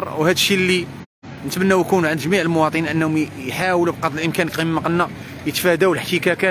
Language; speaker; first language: Arabic; native; Arabic